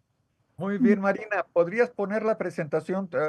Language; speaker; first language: Spanish; native; Spanish